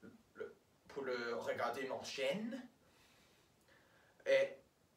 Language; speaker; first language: French; non-native, learner; English